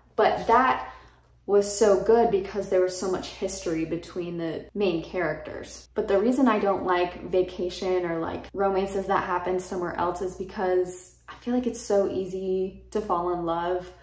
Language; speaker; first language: English; native; English